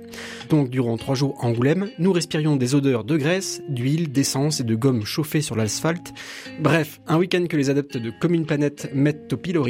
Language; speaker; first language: French; native; French